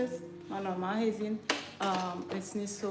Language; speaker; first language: Dutch; non-native, learner; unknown